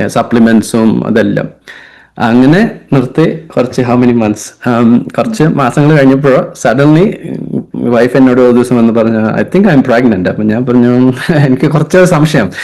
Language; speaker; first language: Malayalam; early bilingual, heritage; Hindi